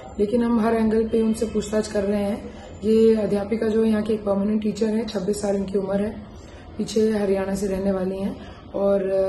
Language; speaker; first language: Hindi; native; Hindi